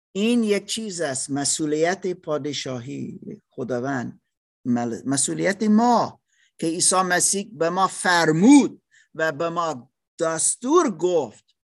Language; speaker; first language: Persian; non-native, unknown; English